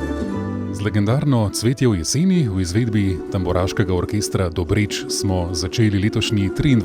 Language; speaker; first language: Slovenian; native; Slovenian